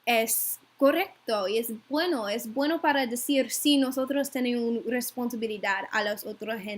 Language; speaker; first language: Spanish; non-native, learner; English